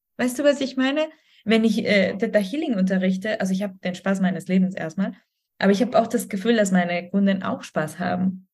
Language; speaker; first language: German; non-native, fluent; Spanish